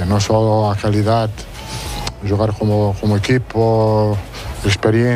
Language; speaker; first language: Portuguese; non-native, fluent; Italian